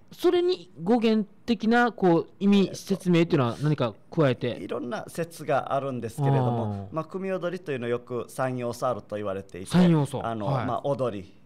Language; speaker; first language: Japanese; native; Japanese